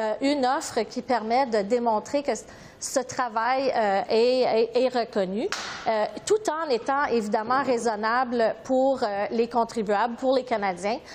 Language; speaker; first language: French; native; French